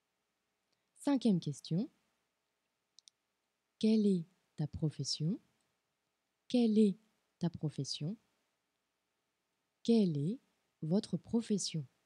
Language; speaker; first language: French; non-native, fluent; Portuguese